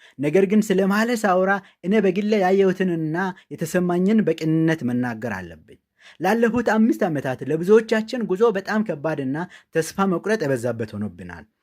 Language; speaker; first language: Amharic; non-native, local second language; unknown